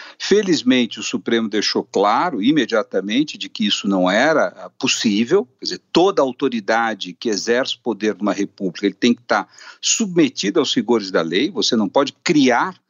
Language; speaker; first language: Portuguese; native; Portuguese